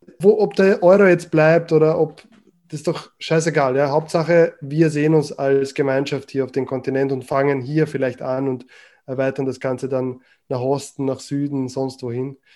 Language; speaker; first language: German; early bilingual, other home language; Croatian